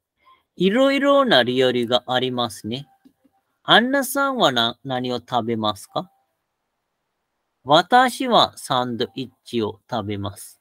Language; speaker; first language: Japanese; non-native, fluent; Sinhala